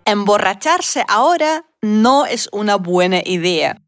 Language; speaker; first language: Spanish; non-native, fluent; Russian